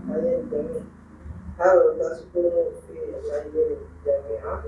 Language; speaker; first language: Arabic; non-native, learner; Indonesian